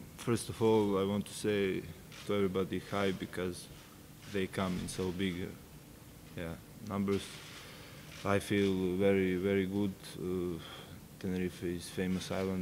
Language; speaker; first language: English; non-native, fluent; Serbian